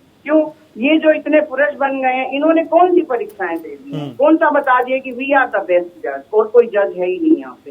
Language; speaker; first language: Hindi; native; Hindi